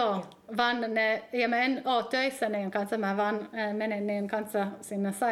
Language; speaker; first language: Finnish; early bilingual, heritage; Hebrew